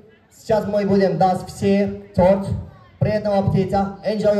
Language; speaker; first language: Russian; non-native, learner; Turkish